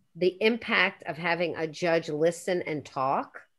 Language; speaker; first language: English; native; English